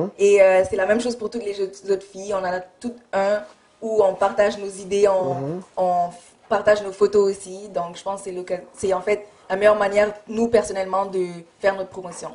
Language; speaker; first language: French; early bilingual, other home language; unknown